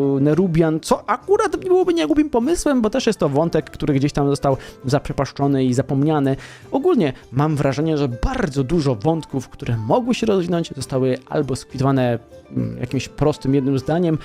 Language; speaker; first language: Polish; native; Polish